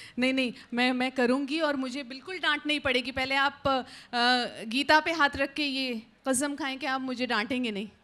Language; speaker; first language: Hindi; native; Hindi